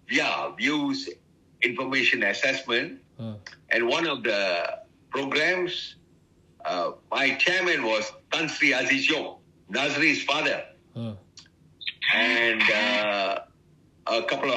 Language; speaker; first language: English; non-native, local second language; Tamil